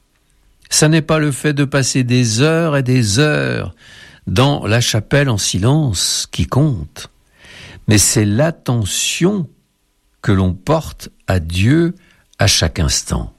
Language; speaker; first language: French; native; French